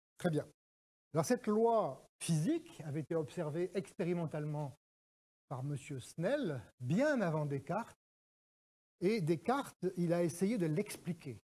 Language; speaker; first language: French; native; French